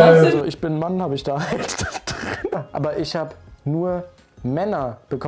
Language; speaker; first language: German; native; German